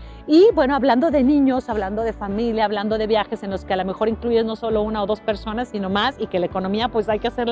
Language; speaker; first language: Spanish; native; Spanish